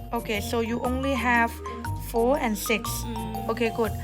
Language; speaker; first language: English; non-native, learner; Thai